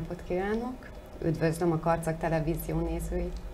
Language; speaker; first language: Hungarian; native; Hungarian